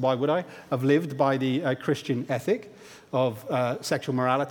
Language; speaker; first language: English; native; English